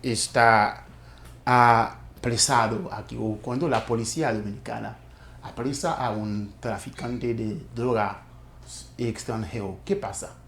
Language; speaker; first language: Spanish; non-native, fluent; Haitian Creole